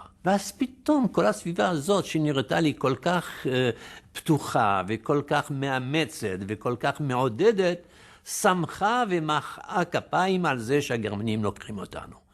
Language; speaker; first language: Hebrew; non-native, fluent; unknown